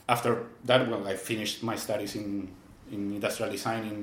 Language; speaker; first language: English; non-native, fluent; Spanish